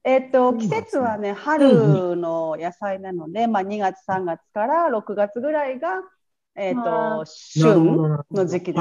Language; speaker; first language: Japanese; native; Japanese